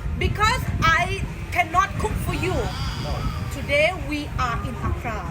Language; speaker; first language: English; non-native, learner; Thai